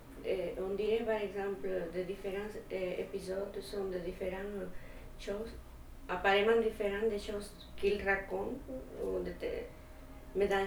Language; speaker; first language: French; non-native, fluent; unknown